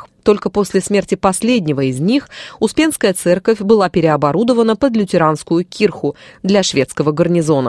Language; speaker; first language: Russian; native; Russian